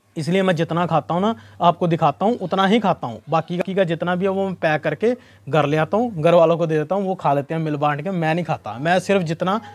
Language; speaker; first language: Hindi; non-native, local second language; Punjabi